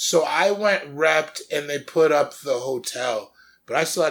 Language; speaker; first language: English; native; English